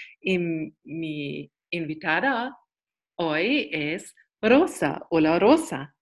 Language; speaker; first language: Spanish; non-native, learner; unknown